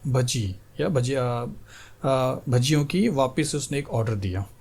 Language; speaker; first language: Hindi; non-native, local second language; Marathi